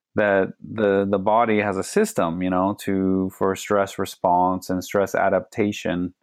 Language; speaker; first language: English; native; English